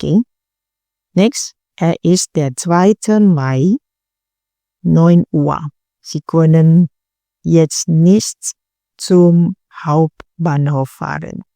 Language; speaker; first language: German; non-native, learner; Filipino